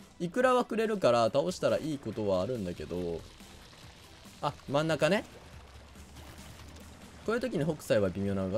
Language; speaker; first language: Japanese; native; Japanese